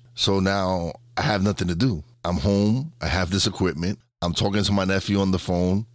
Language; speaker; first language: English; native; English